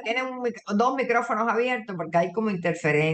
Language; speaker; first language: Spanish; native; Spanish